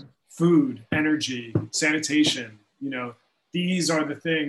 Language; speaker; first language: English; native; English